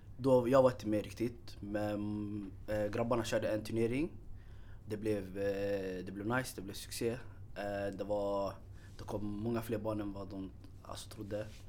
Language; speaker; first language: Swedish; early bilingual, other home language; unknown